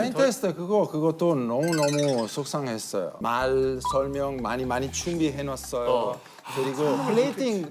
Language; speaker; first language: Korean; non-native, learner; Italian